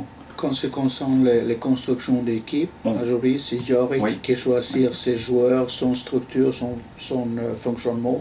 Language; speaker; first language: French; non-native, fluent; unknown